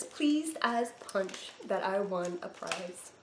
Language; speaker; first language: English; native; English